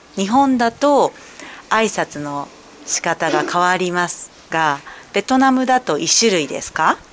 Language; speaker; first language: Japanese; native; Japanese